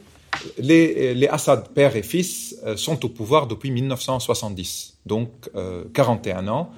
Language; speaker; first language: French; non-native, local second language; Arabic